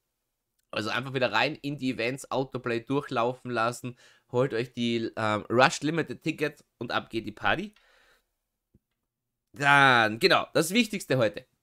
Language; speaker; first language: German; native; German